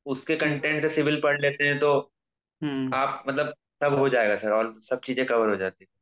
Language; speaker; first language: Hindi; native; Hindi